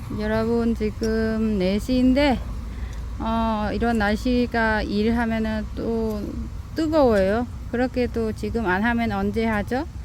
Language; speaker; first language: Korean; non-native, learner; Vietnamese